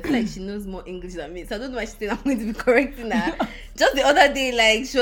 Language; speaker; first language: English; non-native, local second language; Yoruba